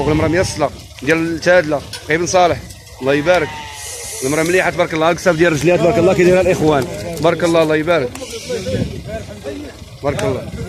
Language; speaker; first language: Arabic; native; Arabic